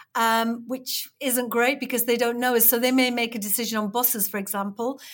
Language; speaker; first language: English; native; English